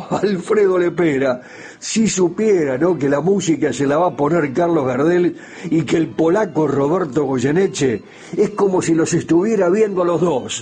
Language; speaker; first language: Spanish; native; Spanish